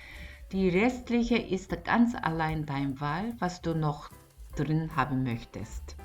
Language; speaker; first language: German; non-native, fluent; Korean